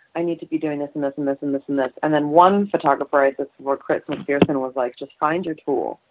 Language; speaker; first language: English; early bilingual, other home language; Polish